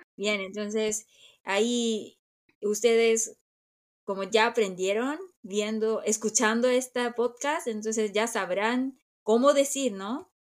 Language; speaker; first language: Spanish; non-native, fluent; Korean